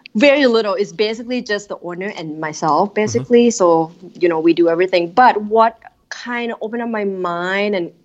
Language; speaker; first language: English; non-native, fluent; Thai